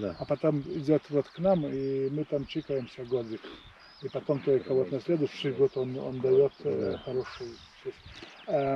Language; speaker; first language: Russian; non-native, fluent; Latvian